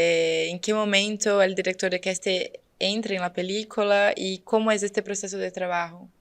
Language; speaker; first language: Spanish; non-native, fluent; Portuguese